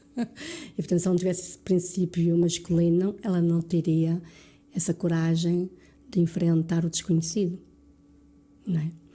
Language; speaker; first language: Portuguese; early bilingual, other home language; French